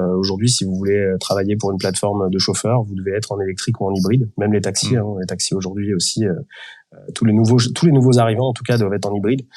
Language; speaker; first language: French; native; French